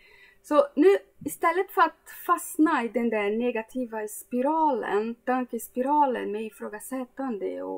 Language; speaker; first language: Swedish; non-native, fluent; Portuguese